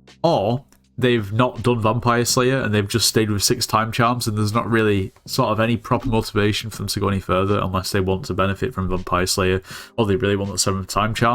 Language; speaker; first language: English; native; English